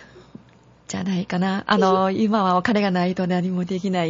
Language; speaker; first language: Japanese; non-native, fluent; Chinese